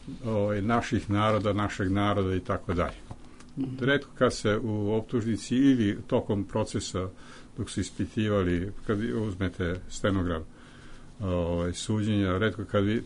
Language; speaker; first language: Serbian; native; Serbian